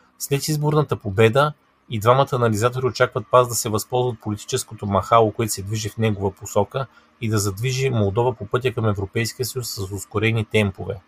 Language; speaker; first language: Bulgarian; native; Bulgarian